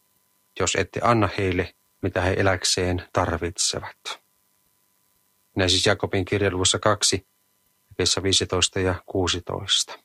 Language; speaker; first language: Finnish; native; Finnish